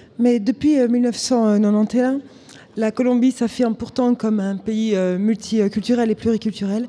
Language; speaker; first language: French; native; French